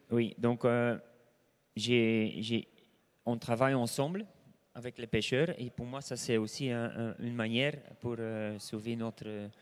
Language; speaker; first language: French; non-native, local second language; Dutch